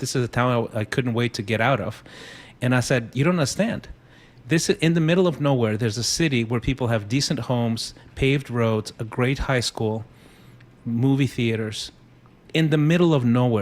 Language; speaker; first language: English; non-native, fluent; Spanish